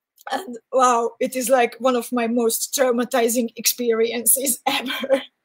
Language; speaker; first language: English; non-native, fluent; Hungarian